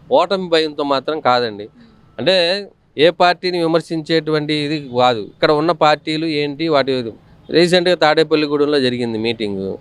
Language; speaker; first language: Telugu; native; Telugu